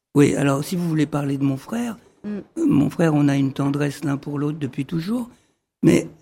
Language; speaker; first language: French; early bilingual, other home language; Arabic